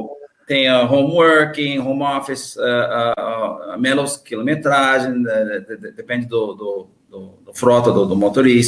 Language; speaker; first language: Portuguese; non-native, learner; English